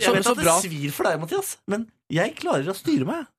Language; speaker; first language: Norwegian; native; Norwegian